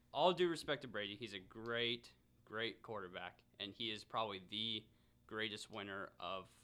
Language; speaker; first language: English; native; English